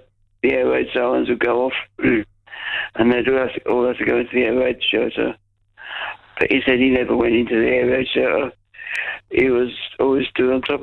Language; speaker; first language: English; native; English